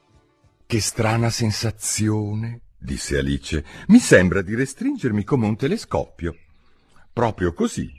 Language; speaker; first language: Italian; native; Italian